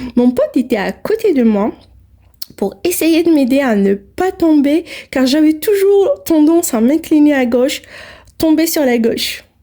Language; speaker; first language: French; non-native, local second language; Arabic